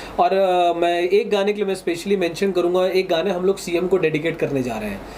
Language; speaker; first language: Hindi; native; Hindi